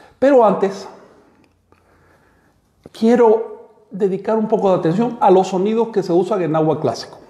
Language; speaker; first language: Spanish; native; Spanish